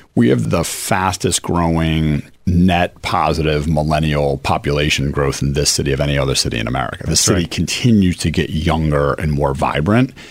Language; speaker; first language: English; native; English